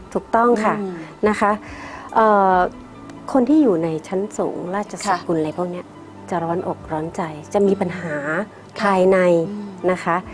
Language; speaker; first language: Thai; native; Thai